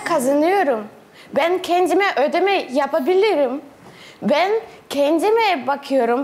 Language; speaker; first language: Turkish; non-native, learner; Russian